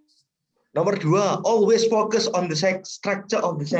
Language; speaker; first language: English; non-native, fluent; Indonesian